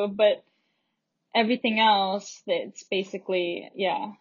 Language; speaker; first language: English; native; English